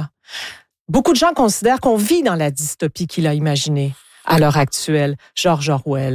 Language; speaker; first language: French; native; French